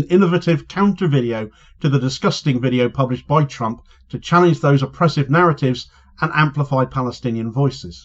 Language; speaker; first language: English; native; English